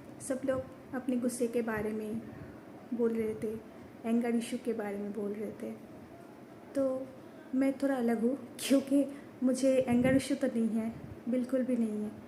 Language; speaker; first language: Hindi; non-native, local second language; Bangla